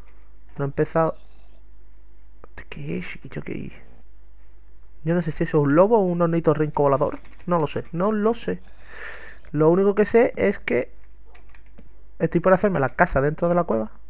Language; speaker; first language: Spanish; native; Spanish